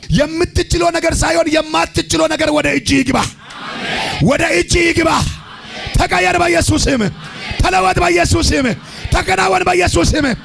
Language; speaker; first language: Amharic; non-native, local second language; Oromo